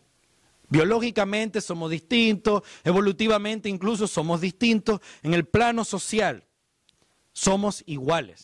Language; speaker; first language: Spanish; native; Spanish